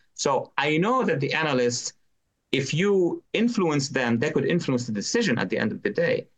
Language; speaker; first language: English; non-native, fluent; Arabic